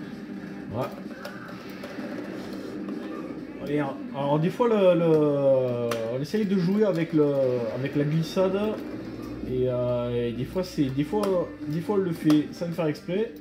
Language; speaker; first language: French; native; French